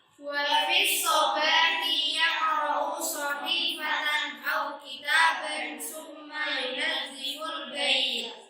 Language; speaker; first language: Arabic; non-native, learner; Indonesian